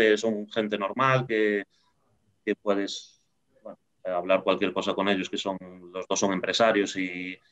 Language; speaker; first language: Spanish; native; Spanish